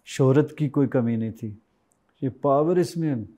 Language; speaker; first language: Hindi; native; Hindi